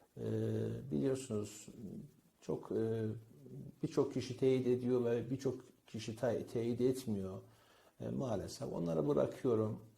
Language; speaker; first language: Turkish; non-native, fluent; Persian